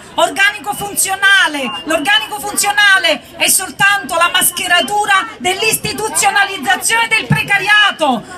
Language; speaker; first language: Italian; native; Italian